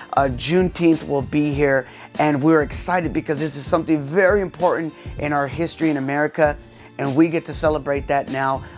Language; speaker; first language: English; early bilingual, other home language; Spanish